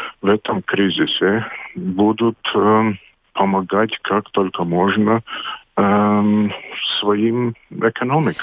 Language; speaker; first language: Russian; non-native, local second language; Latvian